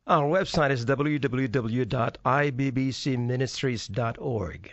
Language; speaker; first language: English; non-native, local second language; Filipino